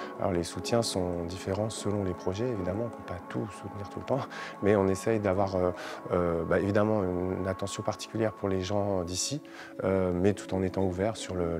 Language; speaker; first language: French; native; French